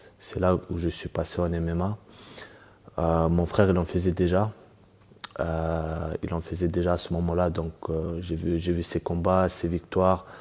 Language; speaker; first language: French; early bilingual, other home language; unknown